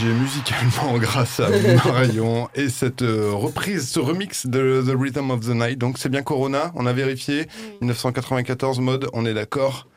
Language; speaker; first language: French; native; French